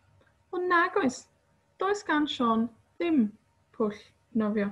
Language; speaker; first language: Welsh; non-native, fluent; Spanish